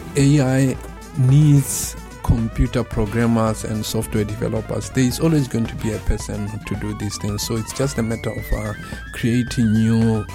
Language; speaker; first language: English; non-native, local second language; Tswana